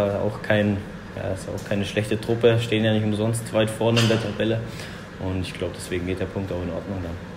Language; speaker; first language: German; native; German